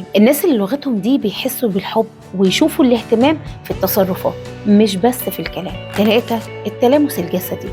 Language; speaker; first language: Arabic; native; Arabic